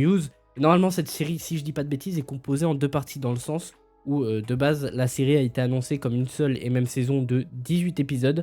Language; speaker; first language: French; native; French